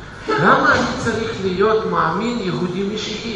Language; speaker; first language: Hebrew; non-native, fluent; Russian